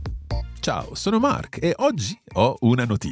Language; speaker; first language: Italian; non-native, fluent; English